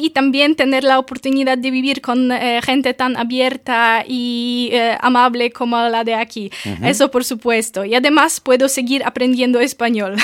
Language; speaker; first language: Spanish; non-native, fluent; Polish